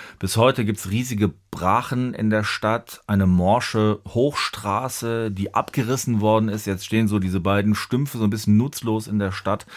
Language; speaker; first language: German; native; German